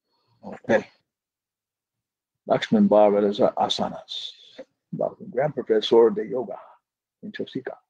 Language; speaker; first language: Spanish; non-native, fluent; English